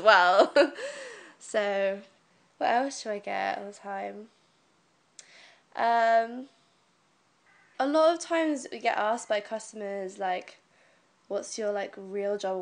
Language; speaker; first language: English; native; English